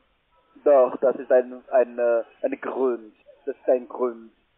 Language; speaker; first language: German; non-native, learner; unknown